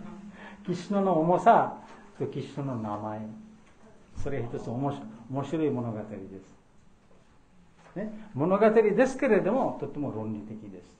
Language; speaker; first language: Japanese; non-native, fluent; Bangla